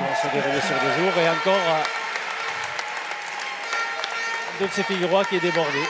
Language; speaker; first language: French; native; French